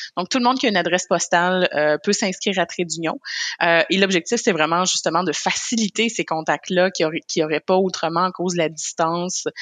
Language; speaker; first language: French; native; French